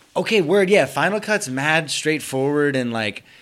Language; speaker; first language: English; early bilingual, other home language; Spanish